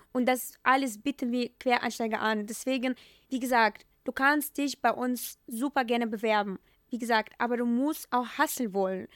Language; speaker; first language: German; non-native, fluent; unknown